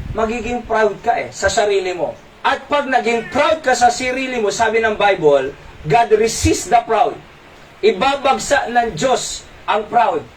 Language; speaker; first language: Filipino; non-native, local second language; Iloko